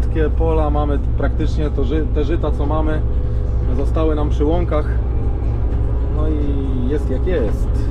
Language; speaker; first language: Polish; native; Polish